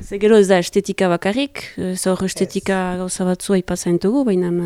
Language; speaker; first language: Basque; native; Basque